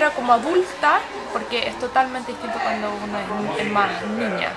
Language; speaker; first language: Spanish; early bilingual, heritage; Swedish